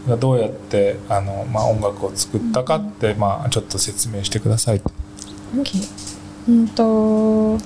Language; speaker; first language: Japanese; non-native, learner; Indonesian